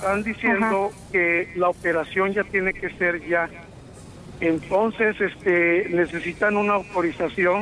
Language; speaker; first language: Spanish; native; Spanish